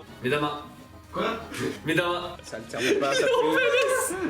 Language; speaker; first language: French; native; French